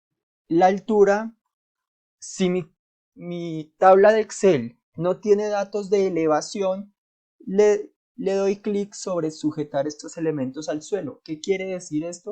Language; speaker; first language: Spanish; native; Spanish